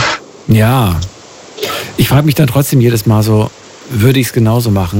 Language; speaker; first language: German; native; German